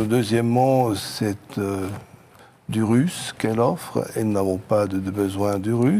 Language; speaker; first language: French; non-native, local second language; German